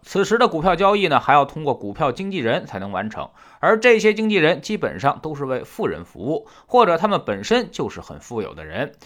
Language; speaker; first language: Chinese; native; Chinese